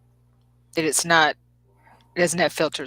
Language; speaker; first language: English; native; English